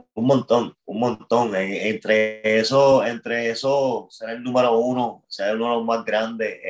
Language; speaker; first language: Spanish; native; Spanish